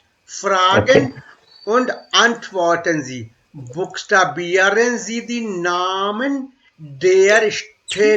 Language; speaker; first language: German; non-native, learner; Hindi